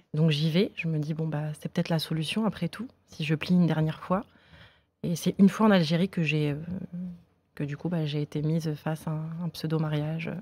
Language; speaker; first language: French; native; French